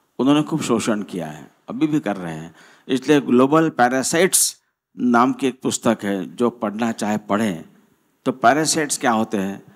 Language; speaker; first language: Hindi; non-native, local second language; Marathi